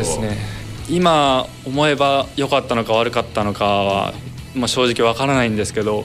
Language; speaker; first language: Japanese; native; Japanese